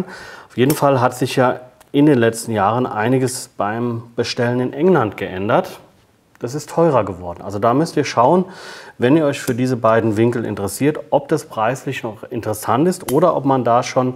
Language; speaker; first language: German; native; German